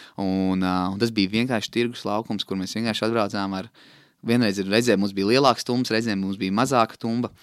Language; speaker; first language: Latvian; native; Latvian